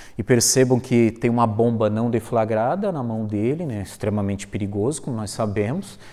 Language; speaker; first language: Portuguese; native; Portuguese